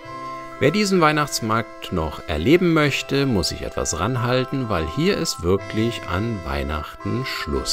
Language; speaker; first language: German; native; German